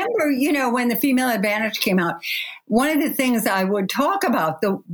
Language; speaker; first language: English; native; English